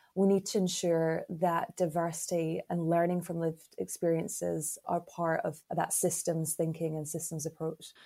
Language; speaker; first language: English; native; English